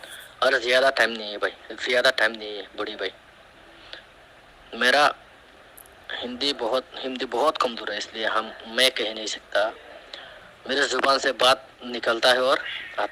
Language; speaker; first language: Hindi; non-native, learner; Rohingya